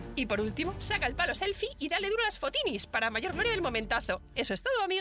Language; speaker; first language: Spanish; native; Spanish